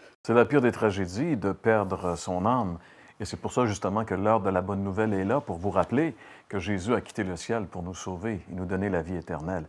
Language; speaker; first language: French; native; French